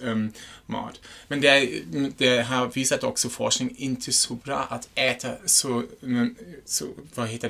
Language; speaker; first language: Swedish; non-native, fluent; German